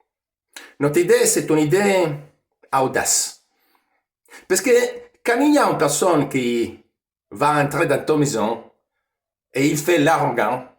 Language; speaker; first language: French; non-native, fluent; Italian